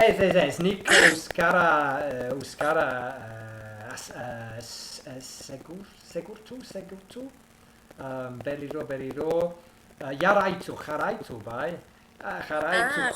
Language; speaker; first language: Basque; non-native, learner; English